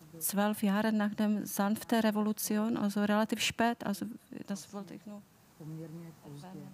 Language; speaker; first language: German; non-native, fluent; Czech